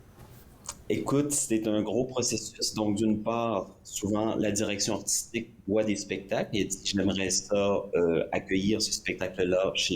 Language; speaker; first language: French; native; French